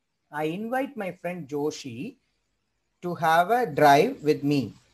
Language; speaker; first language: English; non-native, local second language; Tamil